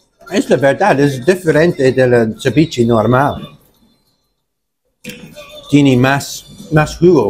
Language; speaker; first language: Spanish; non-native, learner; English